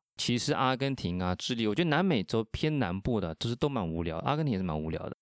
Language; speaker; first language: Chinese; non-native, fluent; Spanish